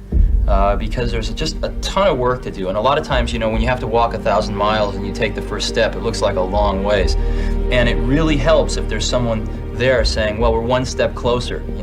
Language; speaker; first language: English; native; English